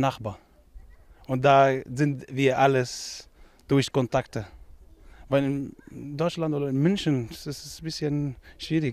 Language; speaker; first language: German; non-native, learner; Arabic